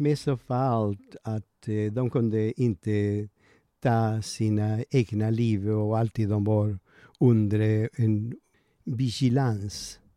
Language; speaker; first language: Swedish; non-native, learner; Spanish